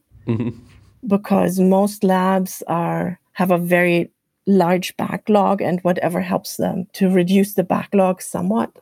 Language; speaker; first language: English; non-native, fluent; German